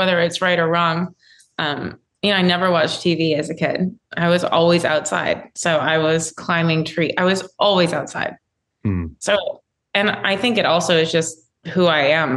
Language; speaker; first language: English; native; English